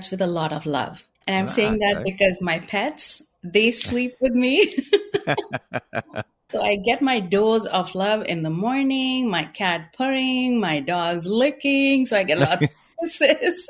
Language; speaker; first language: English; non-native, local second language; Hindi